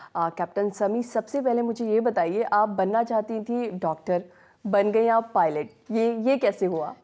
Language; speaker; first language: Hindi; native; Hindi